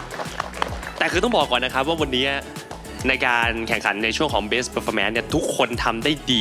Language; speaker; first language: Thai; native; Thai